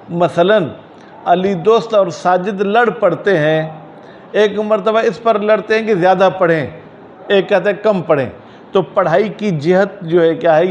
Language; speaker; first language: Urdu; non-native, local second language; Sindhi